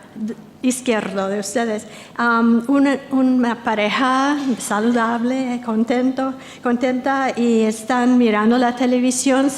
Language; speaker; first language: Spanish; non-native, fluent; English